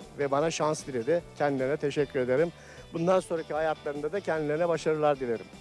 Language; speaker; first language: Turkish; native; Turkish